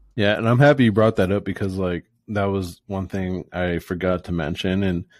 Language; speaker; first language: English; native; English